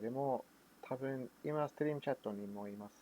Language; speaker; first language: Japanese; non-native, fluent; English